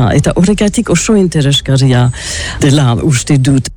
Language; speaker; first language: Basque; early bilingual, heritage; English